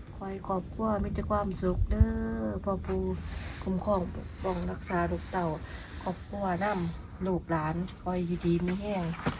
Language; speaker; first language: Thai; native; Thai